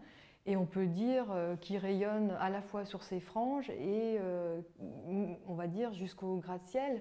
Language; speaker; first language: French; native; French